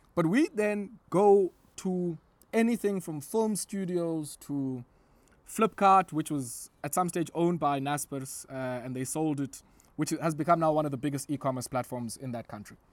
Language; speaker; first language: English; non-native, local second language; Xhosa